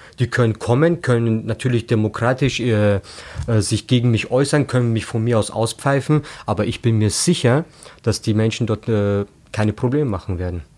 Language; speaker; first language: German; early bilingual, other home language; Turkish